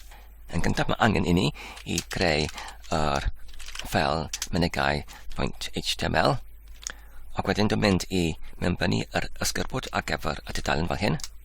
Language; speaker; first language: Welsh; non-native, learner; English